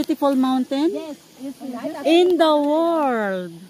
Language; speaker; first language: English; non-native, local second language; Filipino